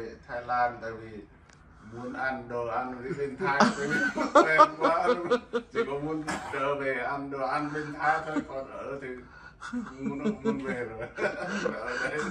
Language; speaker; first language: Vietnamese; non-native, local second language; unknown